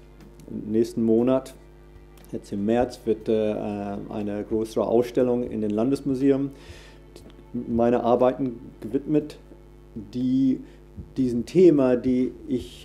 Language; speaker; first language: German; non-native, fluent; English